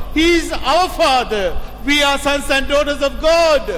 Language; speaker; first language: English; non-native, local second language; Sinhala